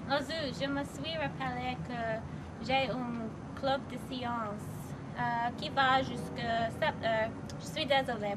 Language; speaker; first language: French; non-native, learner; English